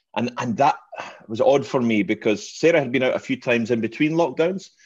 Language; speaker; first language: English; native; English